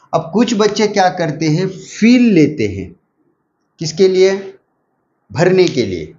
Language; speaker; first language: Hindi; non-native, local second language; Marathi